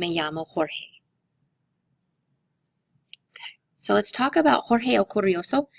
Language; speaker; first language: Spanish; non-native, fluent; English